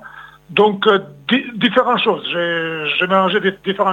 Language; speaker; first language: French; non-native, fluent; Serbian